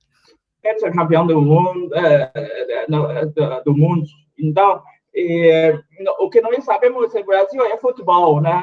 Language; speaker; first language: Portuguese; non-native, fluent; Chinese